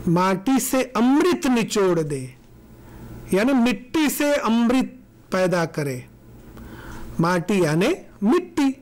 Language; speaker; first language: Hindi; non-native, local second language; Gujarati